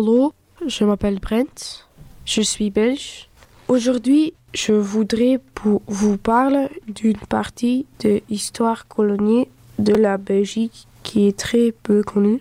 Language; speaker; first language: French; early bilingual, other home language; Dutch